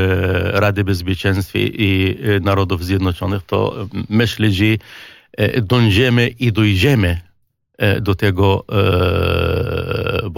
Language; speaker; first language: Polish; non-native, fluent; Arabic